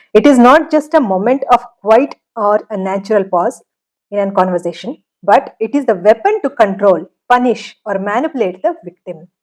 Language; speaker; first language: English; non-native, local second language; Kannada